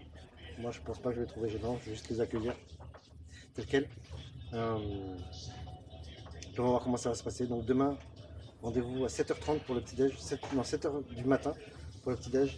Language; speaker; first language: French; native; French